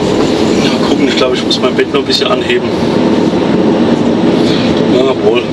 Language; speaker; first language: German; native; German